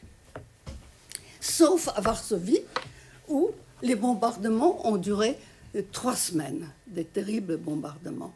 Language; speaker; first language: French; non-native, fluent; Polish